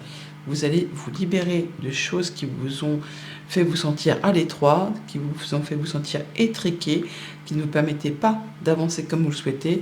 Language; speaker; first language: French; native; French